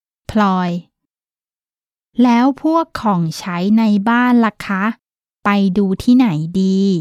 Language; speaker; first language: Thai; native; Thai